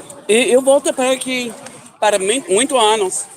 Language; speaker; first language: Portuguese; non-native, learner; English